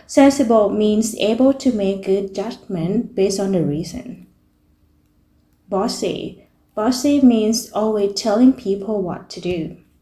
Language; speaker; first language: English; non-native, fluent; Thai